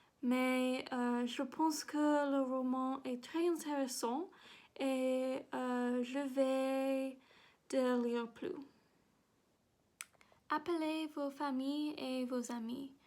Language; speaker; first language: French; non-native, learner; English